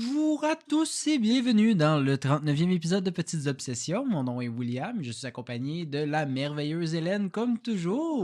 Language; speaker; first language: French; native; French